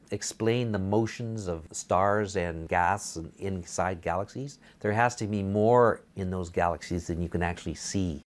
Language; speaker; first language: English; native; English